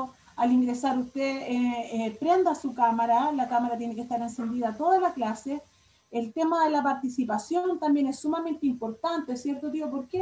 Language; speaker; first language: Spanish; native; Spanish